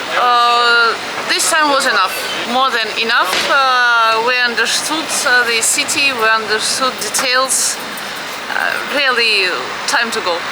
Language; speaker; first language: English; non-native, fluent; Russian